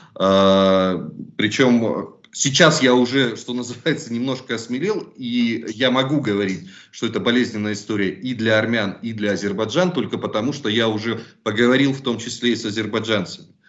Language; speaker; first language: Russian; native; Russian